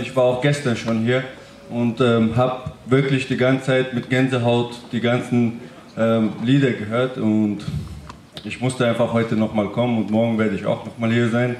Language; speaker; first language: German; early bilingual, other home language; Armenian